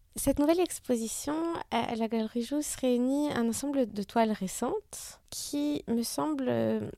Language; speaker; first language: French; non-native, fluent; Hebrew